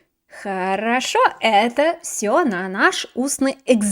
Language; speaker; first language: Russian; non-native, fluent; English